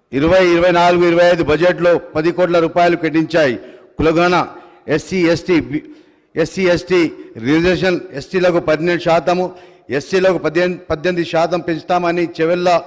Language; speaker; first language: Telugu; non-native, local second language; Urdu